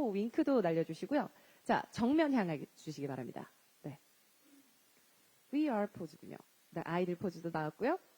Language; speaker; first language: Korean; native; Korean